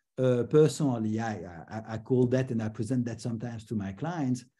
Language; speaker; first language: English; non-native, fluent; French